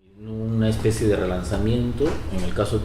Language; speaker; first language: Spanish; native; Spanish